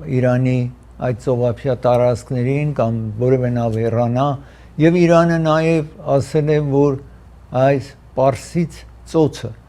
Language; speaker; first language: Armenian; early bilingual, heritage; Armenian